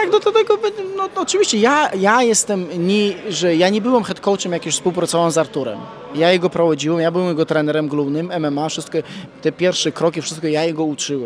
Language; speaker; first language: Polish; non-native, fluent; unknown